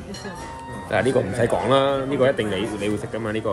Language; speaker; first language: Cantonese; non-native, fluent; Japanese